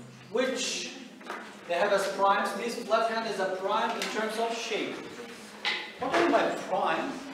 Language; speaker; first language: English; non-native, fluent; Turkish